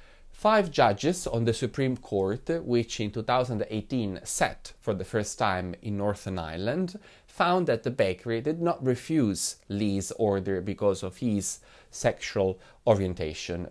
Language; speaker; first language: English; non-native, fluent; Italian